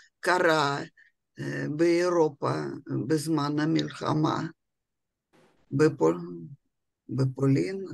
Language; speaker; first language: Hebrew; non-native, fluent; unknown